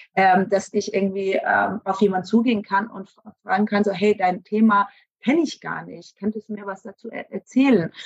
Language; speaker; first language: German; native; German